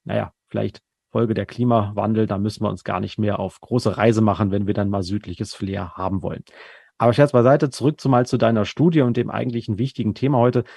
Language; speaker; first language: German; native; German